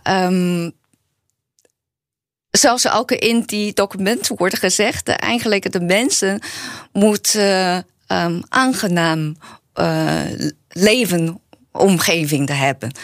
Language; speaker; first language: Dutch; non-native, learner; Chinese